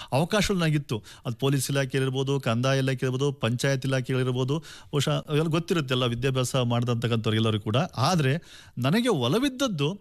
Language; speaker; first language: Kannada; native; Kannada